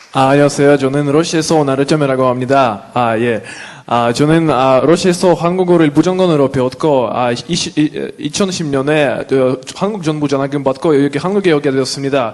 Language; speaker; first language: Korean; non-native, fluent; Russian